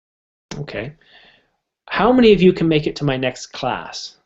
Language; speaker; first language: English; native; English